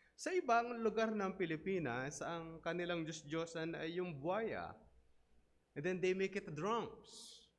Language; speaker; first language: Filipino; non-native, local second language; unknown